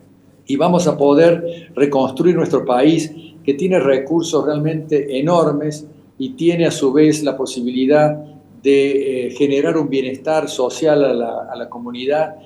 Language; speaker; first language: Spanish; native; Spanish